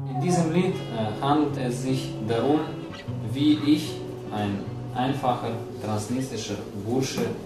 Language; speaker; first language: German; non-native, fluent; Russian